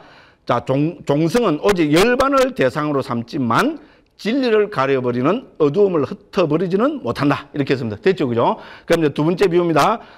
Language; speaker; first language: Korean; native; Korean